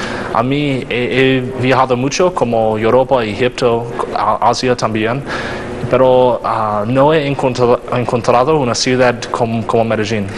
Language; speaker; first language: Spanish; non-native, learner; English